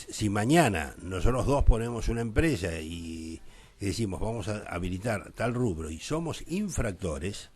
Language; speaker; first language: Spanish; native; Spanish